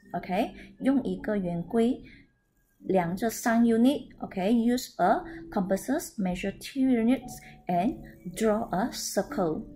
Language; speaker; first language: English; non-native, local second language; Chinese